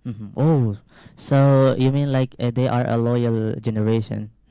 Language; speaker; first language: English; non-native, learner; Indonesian